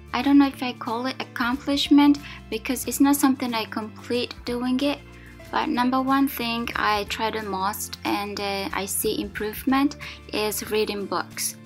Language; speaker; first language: English; non-native, fluent; Japanese